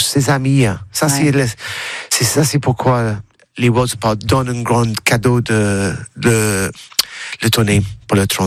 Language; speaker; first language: French; non-native, learner; English